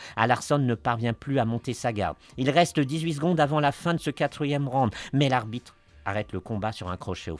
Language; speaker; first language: French; native; French